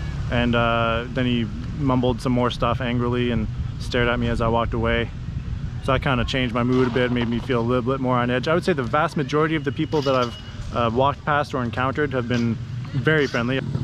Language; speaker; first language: English; native; English